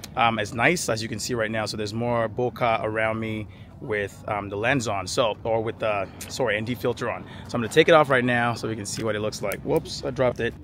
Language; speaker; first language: English; native; English